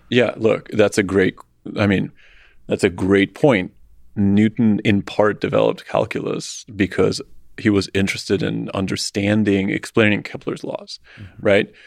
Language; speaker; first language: English; non-native, fluent; Russian